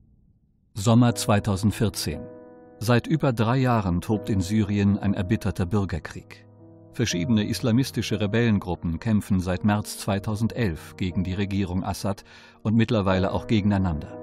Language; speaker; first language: German; native; German